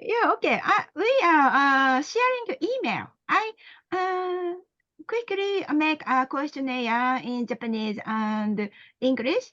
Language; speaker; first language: English; non-native, learner; Japanese